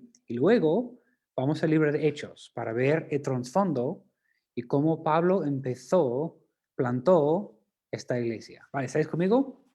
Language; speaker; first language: Spanish; non-native, fluent; English